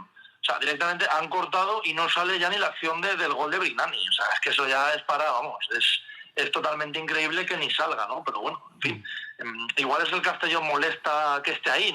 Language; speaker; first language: Spanish; native; Spanish